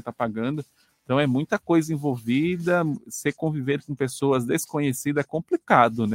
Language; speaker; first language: Portuguese; native; Portuguese